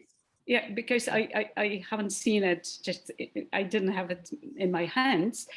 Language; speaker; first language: English; non-native, fluent; Polish